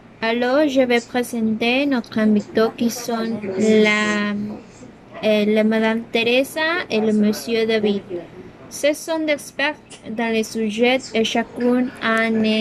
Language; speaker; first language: French; non-native, learner; Spanish